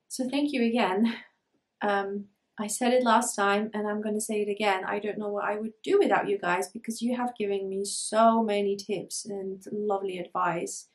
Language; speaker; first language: English; non-native, fluent; Polish